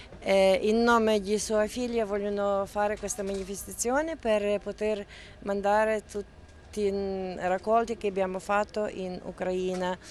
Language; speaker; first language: Italian; non-native, fluent; Ukrainian